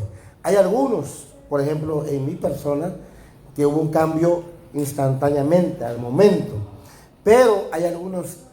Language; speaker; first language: Spanish; native; Spanish